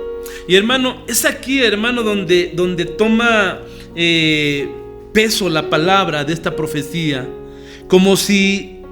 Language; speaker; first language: Spanish; native; Spanish